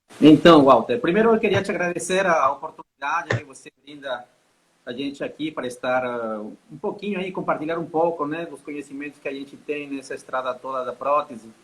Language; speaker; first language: Portuguese; non-native, fluent; Spanish